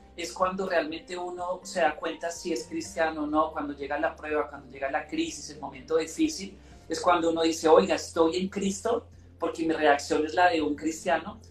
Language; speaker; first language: Spanish; native; Spanish